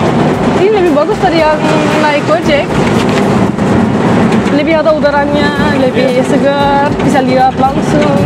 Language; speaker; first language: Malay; non-native, fluent; Turkish